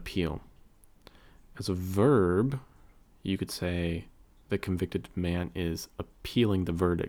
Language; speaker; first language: English; native; English